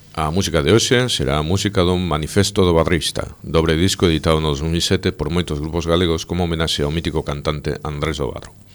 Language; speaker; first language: Galician; native; Galician